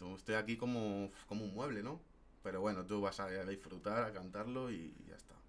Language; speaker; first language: Spanish; native; Spanish